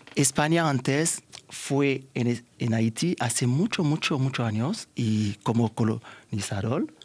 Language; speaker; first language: Spanish; non-native, learner; Haitian Creole